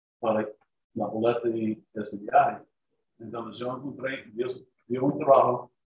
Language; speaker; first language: Spanish; non-native, learner; English